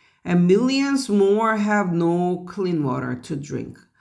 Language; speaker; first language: English; non-native, fluent; Korean